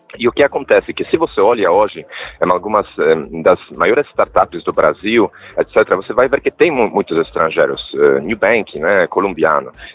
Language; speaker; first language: Portuguese; non-native, fluent; Polish